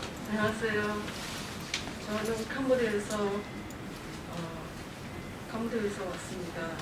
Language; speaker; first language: Korean; non-native, learner; Khmer